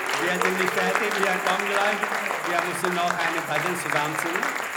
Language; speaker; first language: German; non-native, learner; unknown